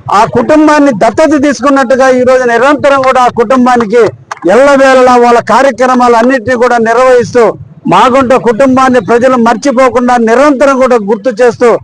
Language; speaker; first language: Telugu; native; Telugu